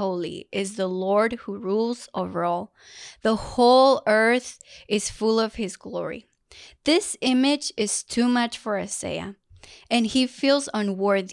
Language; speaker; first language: English; non-native, fluent; Spanish